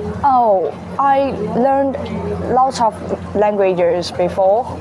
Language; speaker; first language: English; non-native, learner; Chinese